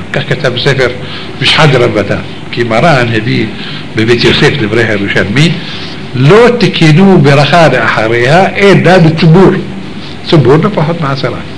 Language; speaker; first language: Hebrew; native; Hebrew